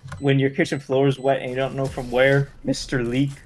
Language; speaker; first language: English; native; English